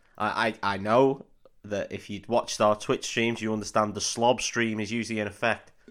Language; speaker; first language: English; native; English